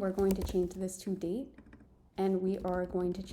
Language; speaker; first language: English; native; English